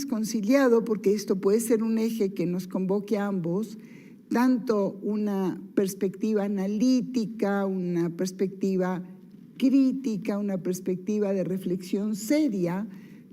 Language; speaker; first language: Spanish; native; Spanish